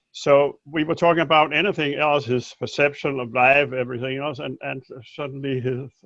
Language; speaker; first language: English; non-native, fluent; Danish